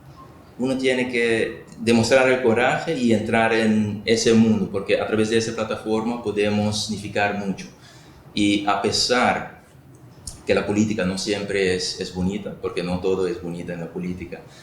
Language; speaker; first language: Spanish; non-native, local second language; Papiamento